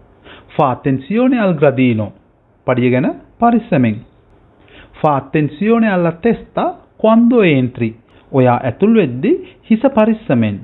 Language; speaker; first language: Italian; non-native, fluent; Sinhala